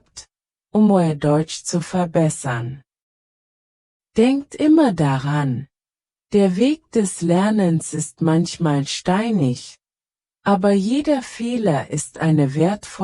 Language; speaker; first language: German; native; German